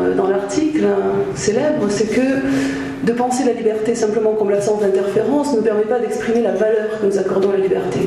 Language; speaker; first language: French; native; French